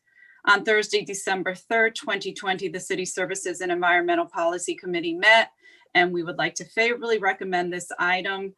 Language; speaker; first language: English; native; English